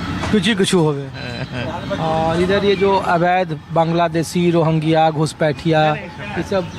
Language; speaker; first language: Hindi; native; Hindi